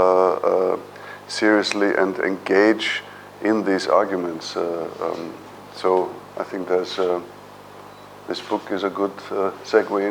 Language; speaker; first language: English; non-native, fluent; German